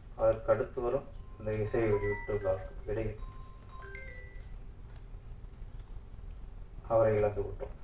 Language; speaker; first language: Tamil; native; Tamil